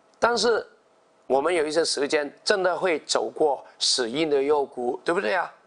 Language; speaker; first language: Chinese; non-native, local second language; Cantonese